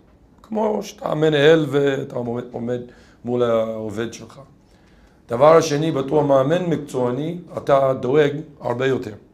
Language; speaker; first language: Hebrew; non-native, fluent; English